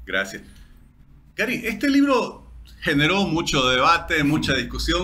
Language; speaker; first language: Spanish; native; Spanish